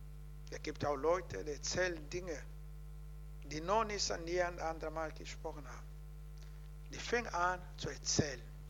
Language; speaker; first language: German; non-native, learner; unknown